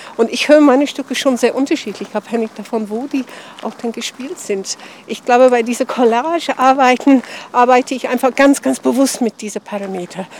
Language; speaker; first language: German; non-native, fluent; English